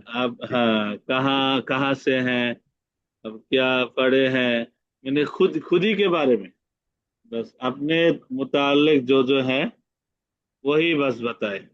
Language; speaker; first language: Hindi; non-native, fluent; Bangla